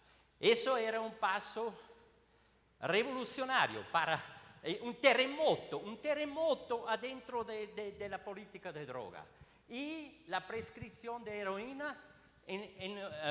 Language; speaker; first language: Spanish; non-native, learner; Swiss German